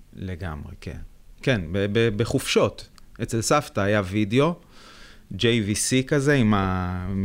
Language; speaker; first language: Hebrew; native; Hebrew